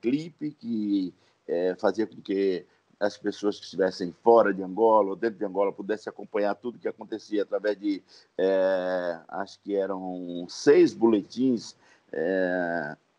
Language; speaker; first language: Portuguese; native; Portuguese